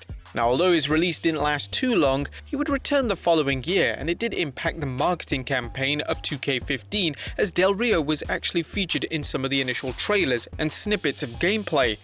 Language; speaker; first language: English; native; English